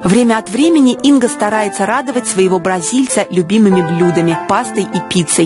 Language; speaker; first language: Russian; native; Russian